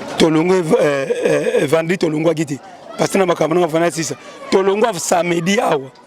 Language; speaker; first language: Lingala; native; Lingala